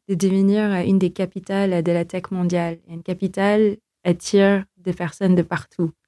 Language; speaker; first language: French; non-native, fluent; Filipino